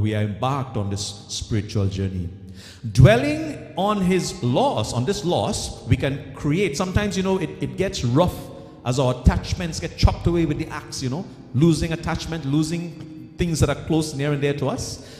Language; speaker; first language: English; native; English